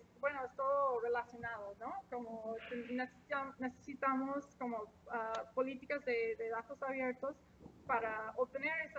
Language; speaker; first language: Spanish; non-native, fluent; English